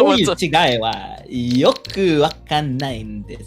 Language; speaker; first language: Japanese; non-native, learner; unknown